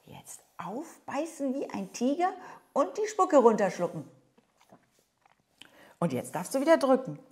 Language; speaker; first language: German; native; German